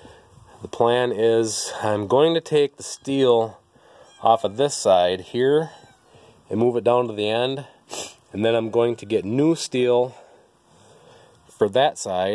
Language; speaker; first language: English; native; English